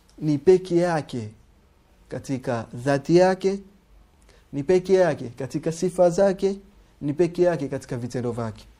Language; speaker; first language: Swahili; native; Swahili